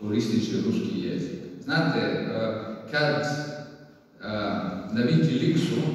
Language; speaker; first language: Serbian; non-native, fluent; Russian